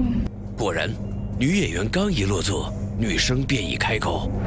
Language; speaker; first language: Chinese; native; Chinese